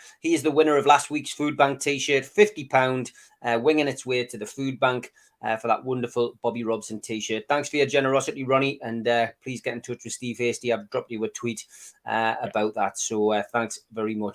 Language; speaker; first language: English; native; English